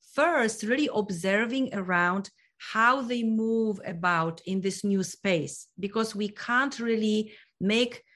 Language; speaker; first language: English; non-native, fluent; Polish